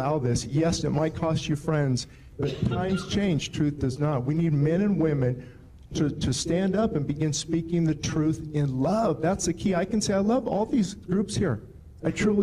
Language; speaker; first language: English; native; English